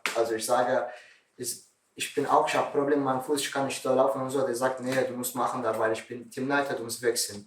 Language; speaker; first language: German; non-native, learner; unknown